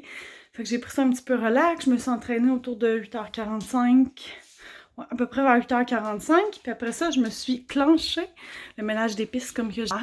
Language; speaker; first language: French; native; French